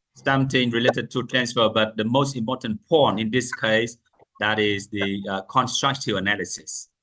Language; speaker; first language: English; non-native, fluent; Vietnamese